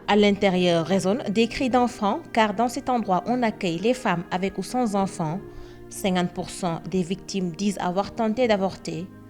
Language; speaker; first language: French; non-native, local second language; Wolof